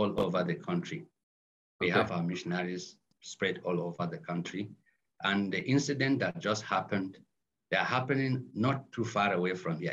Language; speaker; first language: English; non-native, local second language; Hausa